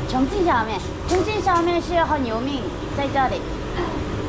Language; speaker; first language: Chinese; non-native, learner; Korean